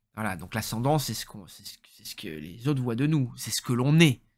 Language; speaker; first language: French; native; French